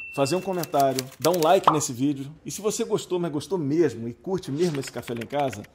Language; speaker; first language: Portuguese; native; Portuguese